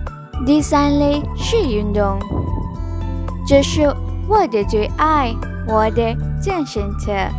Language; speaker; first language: Chinese; non-native, learner; Malay